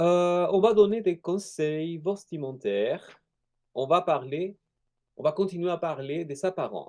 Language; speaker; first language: French; non-native, fluent; Spanish